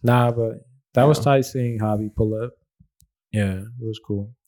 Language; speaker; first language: English; native; English